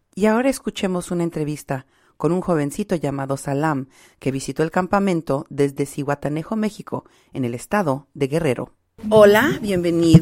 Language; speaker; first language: Spanish; native; Spanish